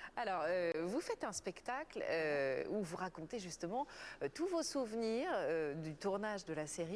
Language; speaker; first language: French; native; French